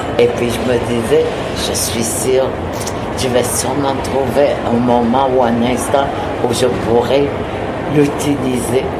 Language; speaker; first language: French; non-native, local second language; Innu-aimun